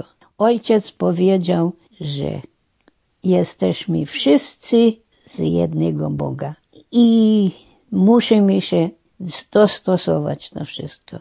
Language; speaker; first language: Polish; non-native, local second language; German